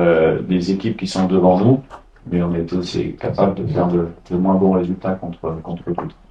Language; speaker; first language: French; non-native, fluent; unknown